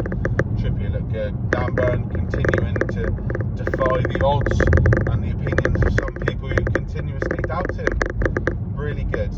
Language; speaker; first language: English; native; English